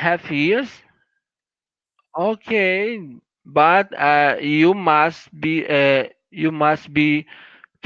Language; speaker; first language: English; non-native, learner; Portuguese